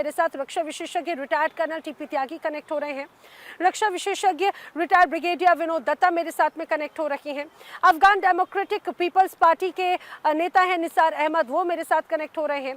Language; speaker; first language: Hindi; native; Hindi